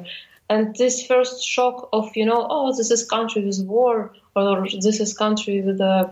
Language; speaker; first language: English; non-native, fluent; Ukrainian